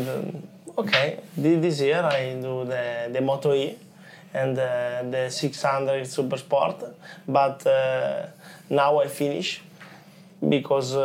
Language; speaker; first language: English; non-native, learner; Italian